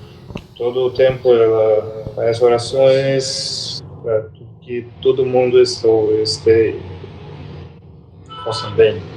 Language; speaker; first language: Portuguese; non-native, fluent; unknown